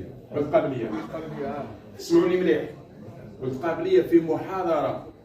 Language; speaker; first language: Arabic; native; Arabic